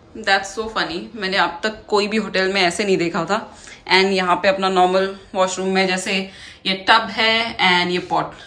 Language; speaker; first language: Hindi; native; Hindi